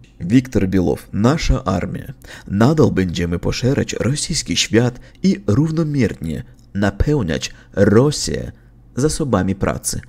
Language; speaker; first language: Polish; non-native, learner; Russian